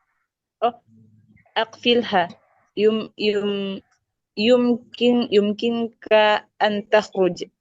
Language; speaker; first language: Arabic; non-native, learner; Indonesian